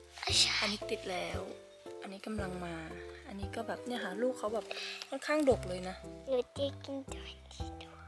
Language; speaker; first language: Thai; native; Thai